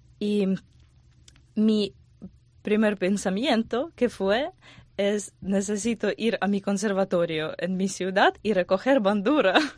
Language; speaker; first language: Spanish; non-native, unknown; Ukrainian